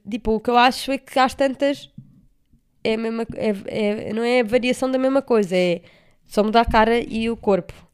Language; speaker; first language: Portuguese; native; Portuguese